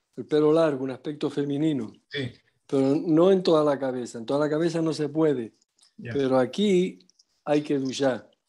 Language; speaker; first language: Spanish; non-native, fluent; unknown